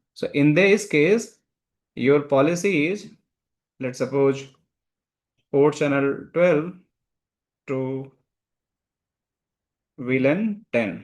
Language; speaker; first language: English; non-native, local second language; Hindi